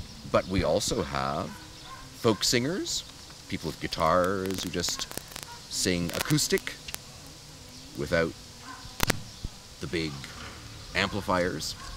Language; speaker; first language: English; early bilingual, other home language; Ukrainian